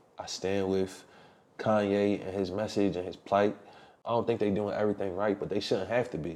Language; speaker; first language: English; native; English